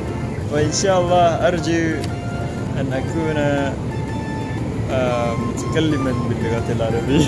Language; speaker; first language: Arabic; non-native, learner; Indonesian